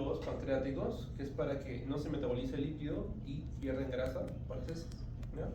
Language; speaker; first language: Spanish; native; Spanish